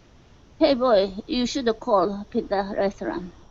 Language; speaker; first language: English; non-native, learner; Japanese